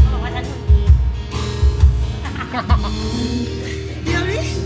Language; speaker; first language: Thai; native; Thai